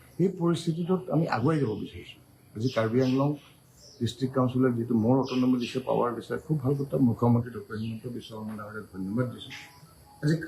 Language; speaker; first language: Assamese; non-native, local second language; Karbi